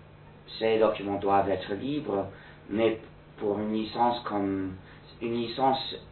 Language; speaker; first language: French; non-native, fluent; English